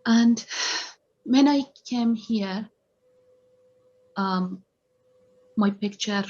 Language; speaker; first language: English; non-native, learner; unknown